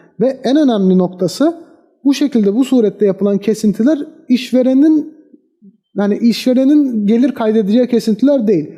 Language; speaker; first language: Turkish; native; Turkish